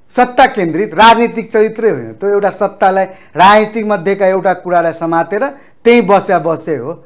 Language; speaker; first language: Nepali; non-native, local second language; Maithili